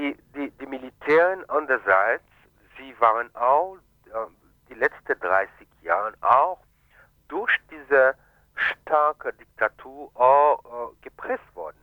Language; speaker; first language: German; non-native, fluent; Haitian Creole